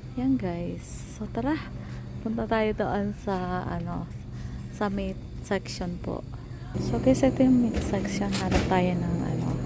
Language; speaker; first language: Filipino; native; Filipino